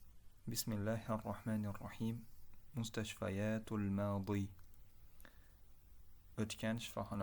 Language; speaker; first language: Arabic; non-native, fluent; Uzbek